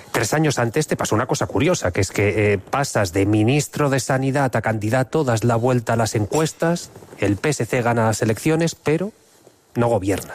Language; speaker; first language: Spanish; native; Spanish